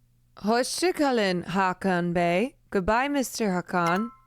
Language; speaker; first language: Turkish; non-native, learner; English